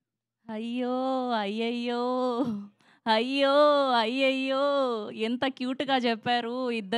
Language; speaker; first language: Telugu; native; Telugu